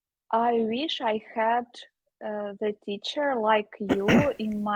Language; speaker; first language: English; non-native, learner; Ukrainian